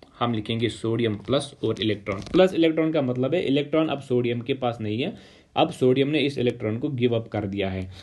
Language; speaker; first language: Hindi; non-native, local second language; Kashmiri